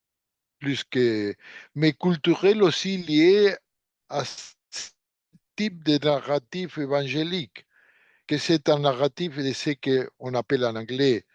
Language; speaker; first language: French; non-native, fluent; Portuguese